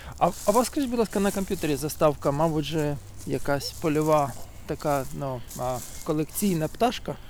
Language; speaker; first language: Ukrainian; native; Ukrainian